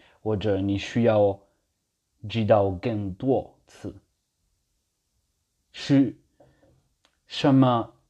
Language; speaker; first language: Chinese; non-native, learner; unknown